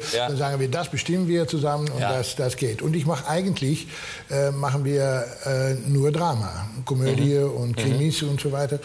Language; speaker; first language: German; non-native, learner; Dutch